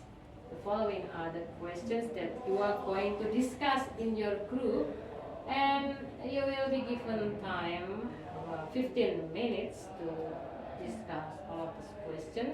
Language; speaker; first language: English; non-native, fluent; Indonesian